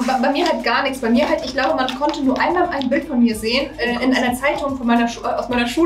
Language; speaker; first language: German; native; German